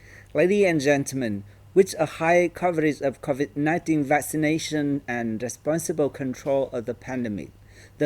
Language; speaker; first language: English; non-native, fluent; Vietnamese